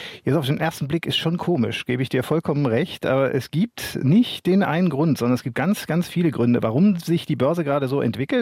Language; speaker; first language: German; native; German